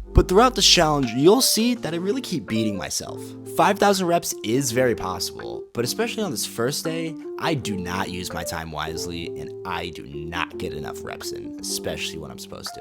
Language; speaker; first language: English; native; English